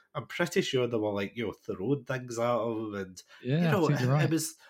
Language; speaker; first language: English; native; English